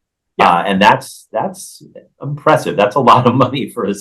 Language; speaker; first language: English; native; English